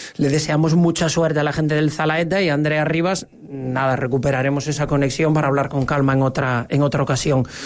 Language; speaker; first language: Spanish; native; Spanish